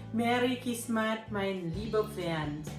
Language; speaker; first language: English; non-native, learner; Thai